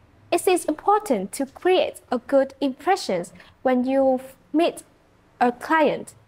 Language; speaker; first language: English; non-native, fluent; Vietnamese